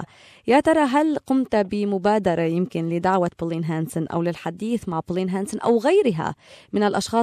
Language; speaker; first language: Arabic; native; Arabic